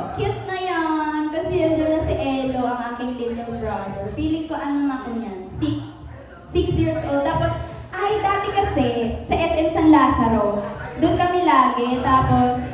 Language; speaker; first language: Filipino; native; Filipino